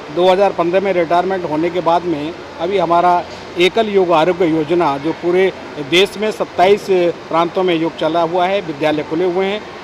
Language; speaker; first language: Hindi; native; Hindi